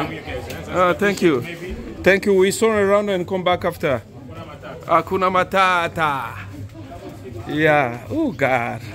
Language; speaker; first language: English; non-native, learner; Lingala